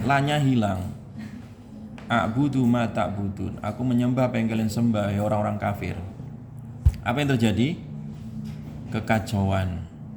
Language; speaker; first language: Indonesian; native; Indonesian